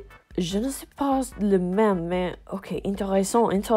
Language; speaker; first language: French; non-native, learner; English